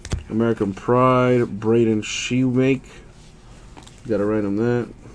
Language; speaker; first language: English; native; English